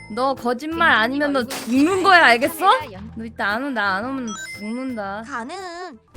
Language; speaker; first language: Korean; native; Korean